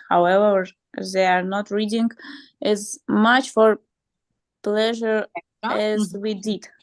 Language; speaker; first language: English; non-native, learner; Russian